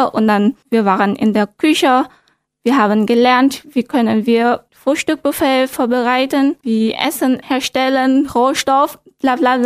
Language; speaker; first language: German; non-native, learner; Vietnamese